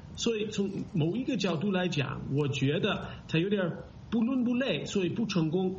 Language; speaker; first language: Chinese; non-native, fluent; English